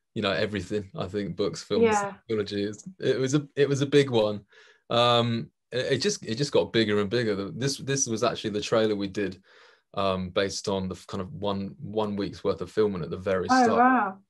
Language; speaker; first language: English; native; English